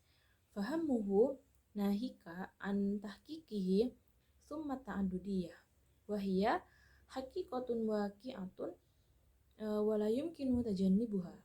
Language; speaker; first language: Arabic; non-native, learner; Indonesian